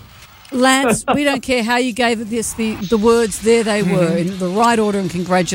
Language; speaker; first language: English; native; English